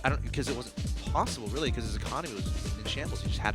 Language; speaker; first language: English; native; English